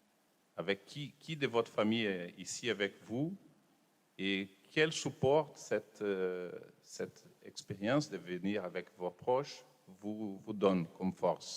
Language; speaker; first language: French; non-native, fluent; Portuguese